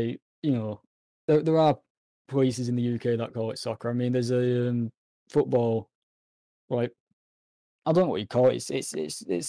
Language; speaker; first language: English; native; English